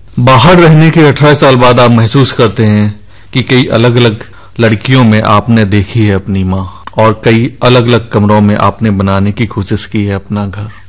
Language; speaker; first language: Hindi; native; Hindi